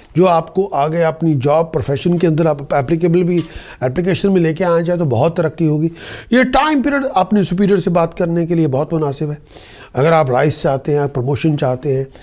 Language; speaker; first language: Hindi; native; Hindi